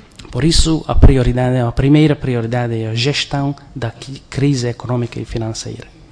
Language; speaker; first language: Portuguese; non-native, fluent; Hungarian